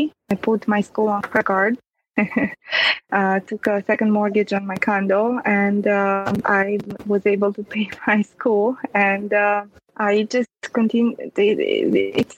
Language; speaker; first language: English; non-native, fluent; Romanian